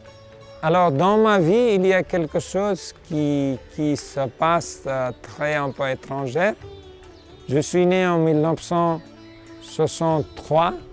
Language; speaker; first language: French; non-native, fluent; Nepali